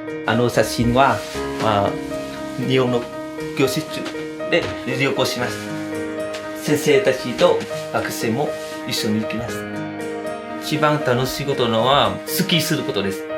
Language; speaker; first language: Japanese; non-native, learner; Vietnamese